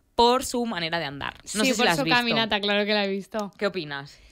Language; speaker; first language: Spanish; native; Spanish